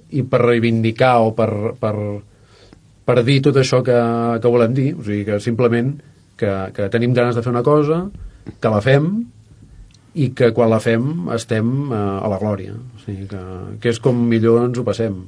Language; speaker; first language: Catalan; native; Catalan